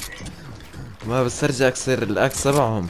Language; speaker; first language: Arabic; native; Arabic